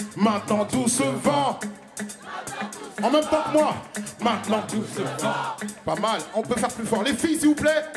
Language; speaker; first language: French; native; French